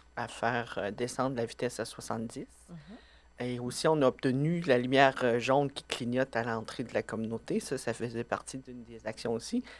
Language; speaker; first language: French; native; French